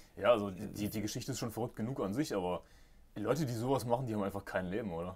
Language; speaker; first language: German; native; German